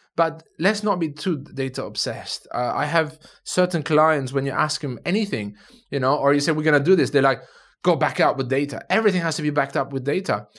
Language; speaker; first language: English; non-native, fluent; Turkish